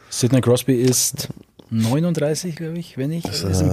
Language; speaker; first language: German; native; German